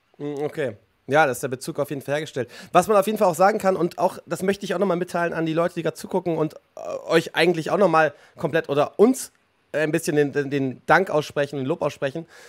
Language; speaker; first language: German; native; German